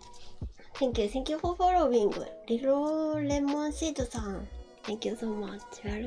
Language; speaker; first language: English; non-native, learner; Japanese